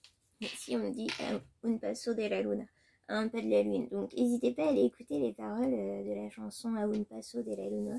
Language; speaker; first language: French; native; French